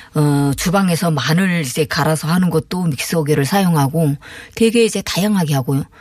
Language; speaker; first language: Korean; native; Korean